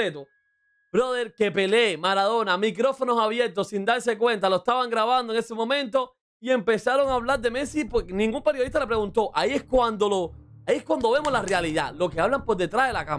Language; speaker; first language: Spanish; native; Spanish